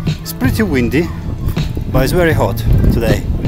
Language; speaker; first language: English; non-native, fluent; Ukrainian